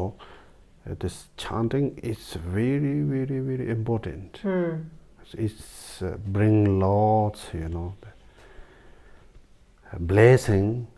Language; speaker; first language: English; non-native, learner; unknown